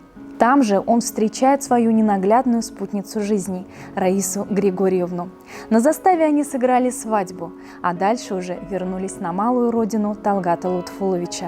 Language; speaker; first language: Russian; native; Russian